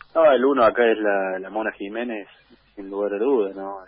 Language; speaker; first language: Spanish; native; Spanish